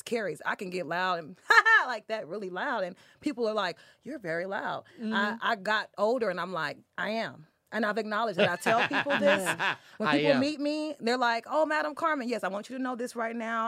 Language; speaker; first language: English; native; English